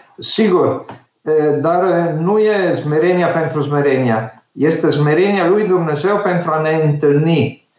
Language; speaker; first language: Romanian; non-native, fluent; Italian